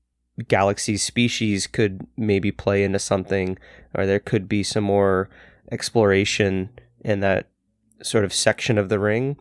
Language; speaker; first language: English; native; English